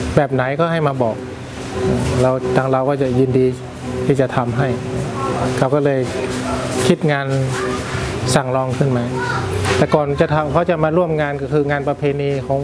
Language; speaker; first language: Thai; native; Thai